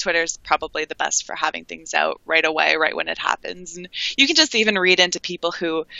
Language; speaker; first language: English; native; English